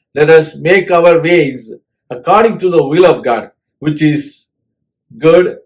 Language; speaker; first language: English; non-native, local second language; Tamil